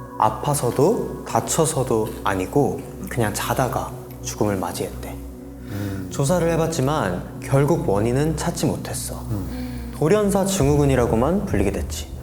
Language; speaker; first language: Korean; native; Korean